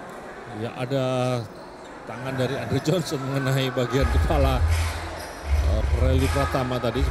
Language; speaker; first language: Indonesian; native; Indonesian